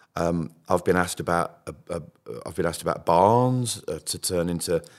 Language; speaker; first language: English; native; English